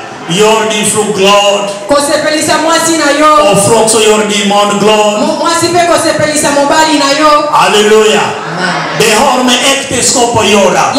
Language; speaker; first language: Swedish; non-native, learner; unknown